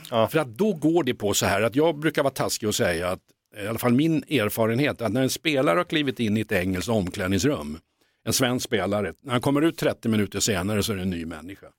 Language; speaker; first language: Swedish; native; Swedish